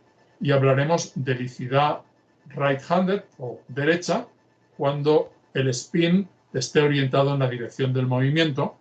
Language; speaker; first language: Spanish; native; Spanish